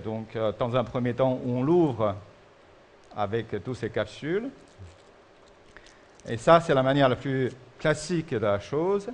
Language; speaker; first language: French; non-native, fluent; Chinese